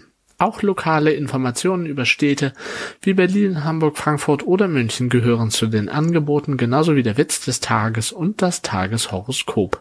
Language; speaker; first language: German; native; German